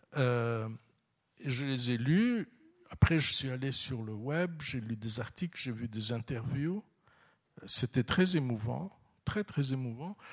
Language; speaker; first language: French; early bilingual, other home language; Turkish